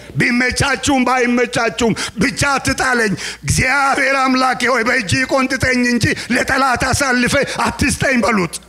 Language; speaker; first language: Amharic; non-native, local second language; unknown